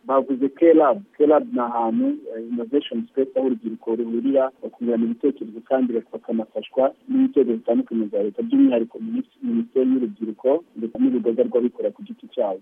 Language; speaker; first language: Kinyarwanda; early bilingual, heritage; Kinyarwanda